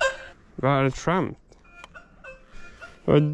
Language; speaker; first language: Swedish; native; Swedish